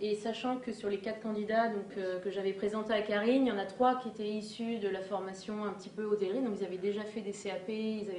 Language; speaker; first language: French; native; French